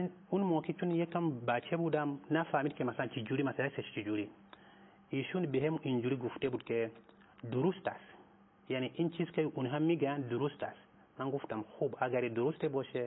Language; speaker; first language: Persian; non-native, fluent; Nyanja